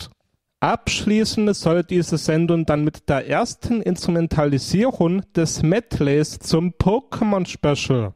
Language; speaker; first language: German; native; German